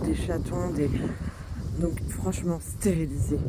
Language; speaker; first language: French; native; French